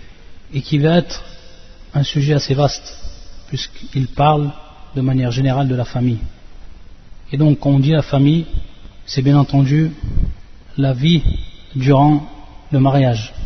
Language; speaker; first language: French; native; French